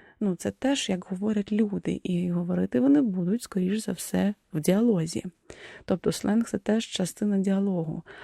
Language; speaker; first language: Ukrainian; non-native, local second language; Russian